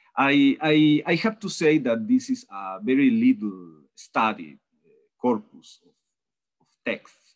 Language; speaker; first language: English; non-native, fluent; Spanish